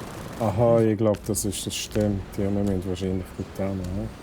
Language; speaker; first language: German; native; German